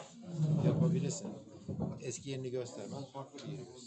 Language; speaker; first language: Turkish; native; Turkish